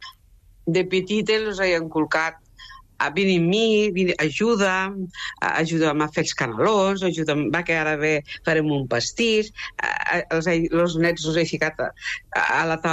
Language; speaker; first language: Catalan; native; Catalan